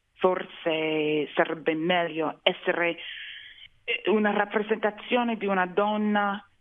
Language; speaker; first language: Italian; non-native, fluent; English